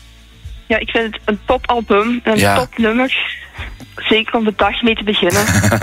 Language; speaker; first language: Dutch; native; Dutch